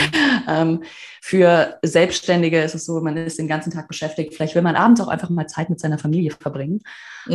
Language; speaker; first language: German; native; German